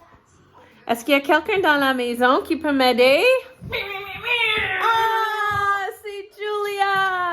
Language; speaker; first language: French; non-native, fluent; English